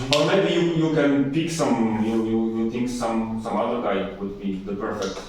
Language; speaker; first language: English; non-native, fluent; Polish